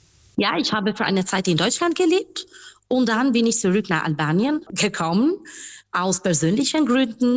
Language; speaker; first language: German; non-native, fluent; Albanian